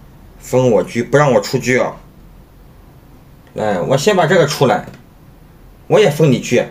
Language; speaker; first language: Chinese; native; Chinese